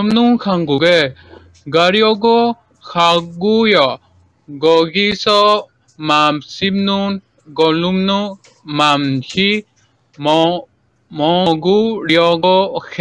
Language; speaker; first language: Korean; non-native, learner; Spanish